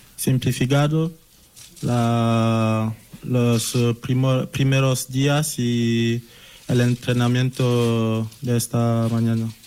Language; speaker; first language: Spanish; non-native, learner; French